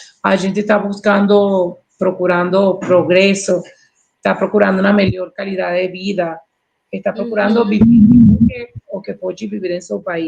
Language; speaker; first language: Portuguese; non-native, learner; Spanish